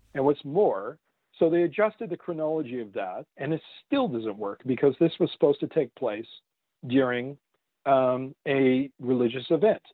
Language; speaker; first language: English; native; English